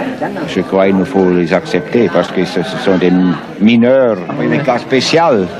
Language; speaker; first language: French; non-native, fluent; Swiss German